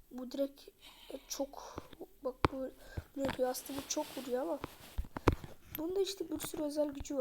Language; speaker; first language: Turkish; native; Turkish